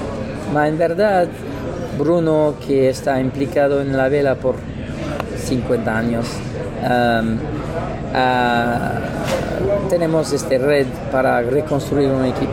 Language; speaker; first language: Spanish; non-native, learner; French